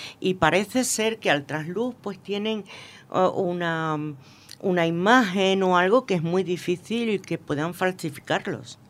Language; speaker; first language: Spanish; native; Spanish